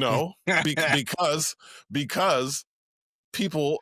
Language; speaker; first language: English; native; English